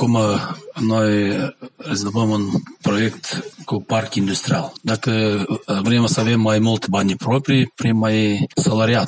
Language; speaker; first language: Romanian; non-native, local second language; Gagauz